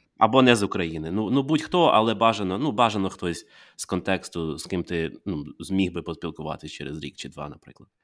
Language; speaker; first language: Ukrainian; native; Ukrainian